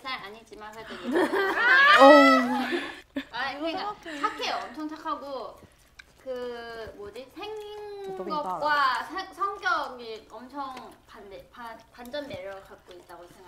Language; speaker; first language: Korean; non-native, fluent; Thai